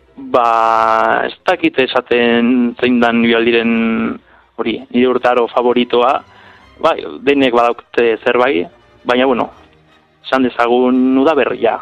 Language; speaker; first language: Basque; non-native, local second language; Spanish